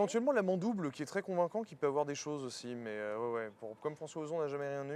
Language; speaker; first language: French; native; French